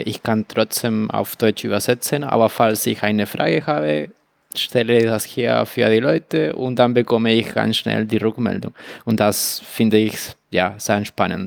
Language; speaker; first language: German; non-native, fluent; Spanish